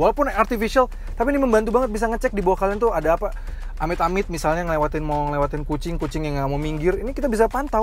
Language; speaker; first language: Indonesian; native; Indonesian